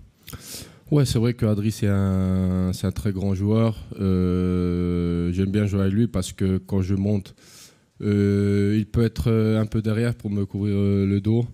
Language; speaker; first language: French; non-native, fluent; Spanish